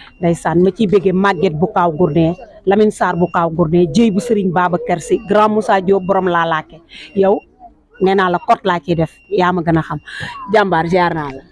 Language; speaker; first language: Wolof; native; Wolof